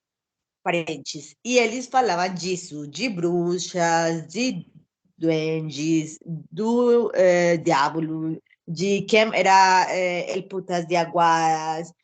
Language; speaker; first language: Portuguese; non-native, learner; Spanish